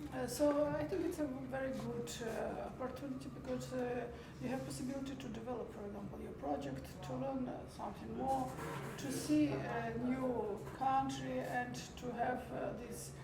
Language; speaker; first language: English; non-native, learner; Armenian